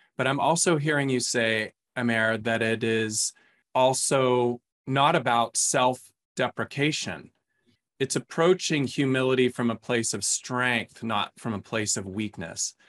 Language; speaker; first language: English; native; English